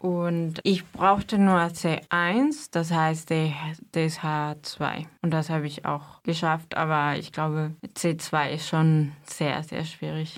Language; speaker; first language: German; non-native, fluent; Spanish